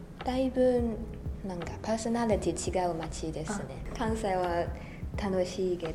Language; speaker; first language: Japanese; non-native, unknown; Chinese